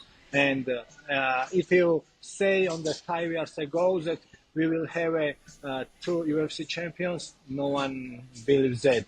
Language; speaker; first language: English; non-native, learner; Georgian